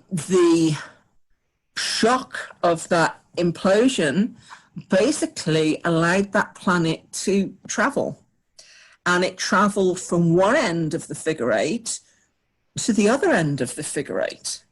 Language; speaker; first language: English; native; English